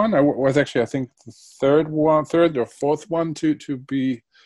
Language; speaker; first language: English; non-native, fluent; Spanish